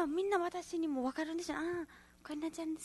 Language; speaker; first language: Japanese; non-native, learner; Nepali